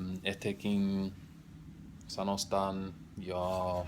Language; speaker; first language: Finnish; non-native, learner; English